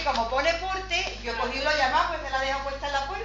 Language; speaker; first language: Spanish; native; Spanish